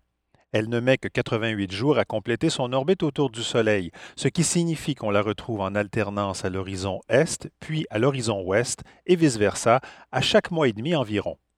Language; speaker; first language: French; native; French